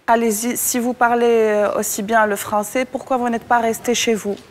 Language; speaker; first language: French; non-native, local second language; Arabic